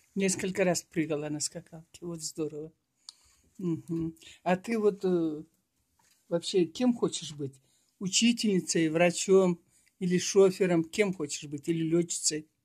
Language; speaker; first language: Russian; non-native, local second language; Karachay-Balkar